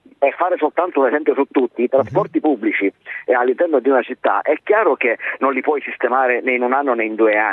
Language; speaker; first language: Italian; native; Italian